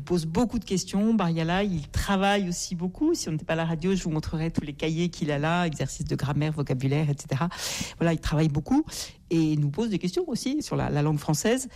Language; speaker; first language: French; native; French